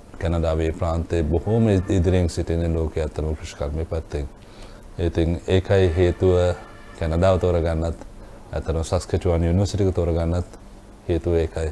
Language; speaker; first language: Sinhala; non-native, local second language; Tamil